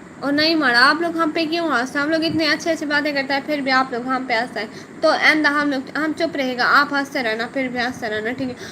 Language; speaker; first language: Urdu; non-native, local second language; Saraiki